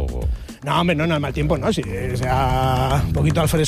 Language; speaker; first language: Spanish; native; Spanish